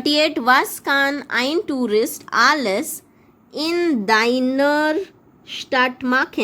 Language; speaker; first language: German; non-native, fluent; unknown